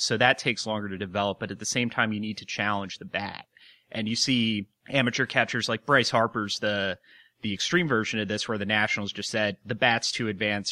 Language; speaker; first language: English; native; English